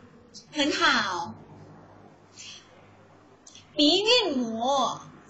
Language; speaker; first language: Chinese; non-native, learner; Thai